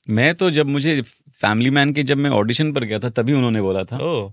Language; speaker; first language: Hindi; native; Hindi